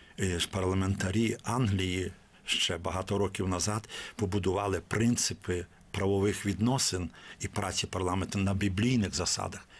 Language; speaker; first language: Ukrainian; native; Ukrainian